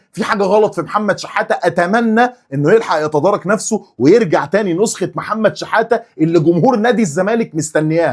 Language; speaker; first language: Arabic; native; Arabic